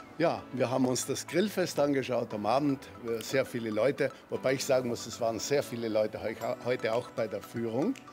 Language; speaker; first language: German; native; German